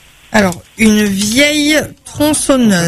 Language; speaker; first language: French; native; French